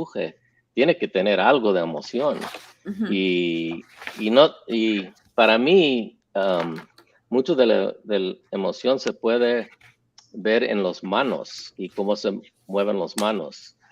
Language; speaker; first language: Spanish; early bilingual, heritage; English